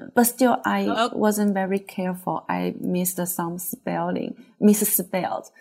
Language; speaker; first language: English; non-native, fluent; Chinese